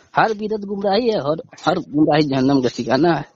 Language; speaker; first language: Hindi; native; Hindi